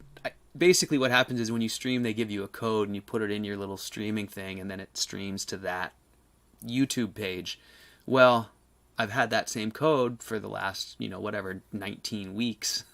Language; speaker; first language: English; native; English